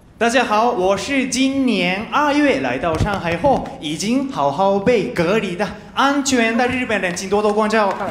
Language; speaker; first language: Chinese; non-native, fluent; Japanese